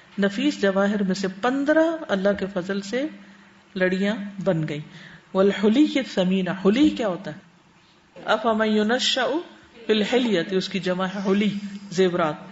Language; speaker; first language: Urdu; native; Urdu